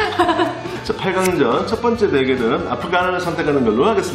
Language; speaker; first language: Korean; native; Korean